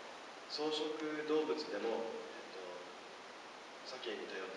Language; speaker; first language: Japanese; non-native, fluent; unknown